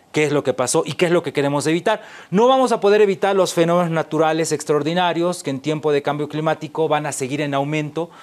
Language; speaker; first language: Spanish; native; Spanish